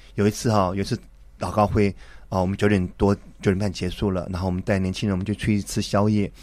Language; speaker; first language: Chinese; native; Chinese